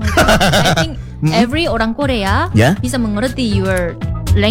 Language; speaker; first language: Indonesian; non-native, learner; Korean